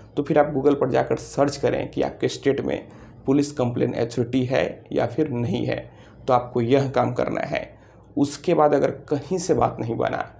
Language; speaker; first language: Hindi; native; Hindi